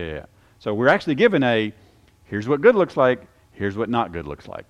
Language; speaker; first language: English; native; English